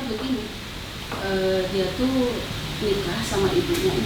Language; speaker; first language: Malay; non-native, local second language; Sundanese